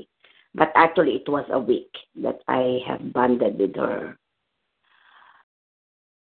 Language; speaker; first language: English; non-native, local second language; Filipino